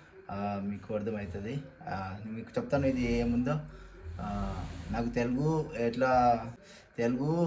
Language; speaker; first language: Telugu; non-native, learner; Marwari